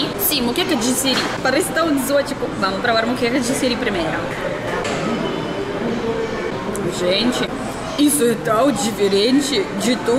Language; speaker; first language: Portuguese; non-native, learner; Russian